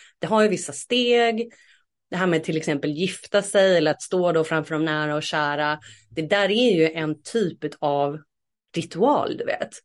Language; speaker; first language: Swedish; native; Swedish